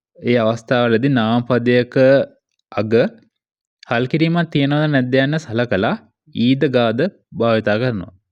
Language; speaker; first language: Sinhala; native; Sinhala